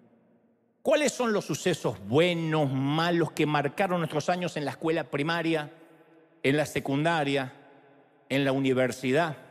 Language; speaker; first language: Spanish; native; Spanish